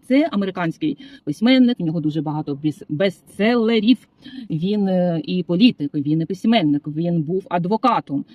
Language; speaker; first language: Ukrainian; non-native, local second language; Russian